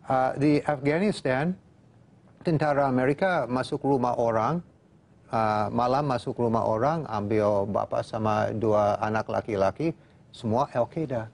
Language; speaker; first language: Indonesian; non-native, fluent; English